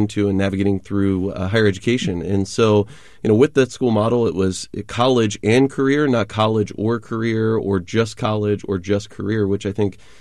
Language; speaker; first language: English; native; English